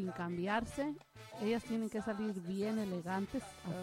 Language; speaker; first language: Spanish; native; Spanish